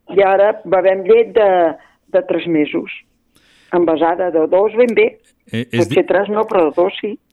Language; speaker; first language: Catalan; native; Catalan